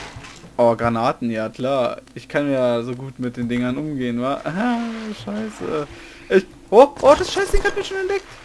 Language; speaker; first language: German; native; German